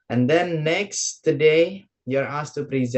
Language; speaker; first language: English; non-native, fluent; Indonesian